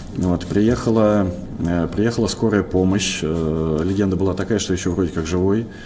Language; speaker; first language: Russian; native; Russian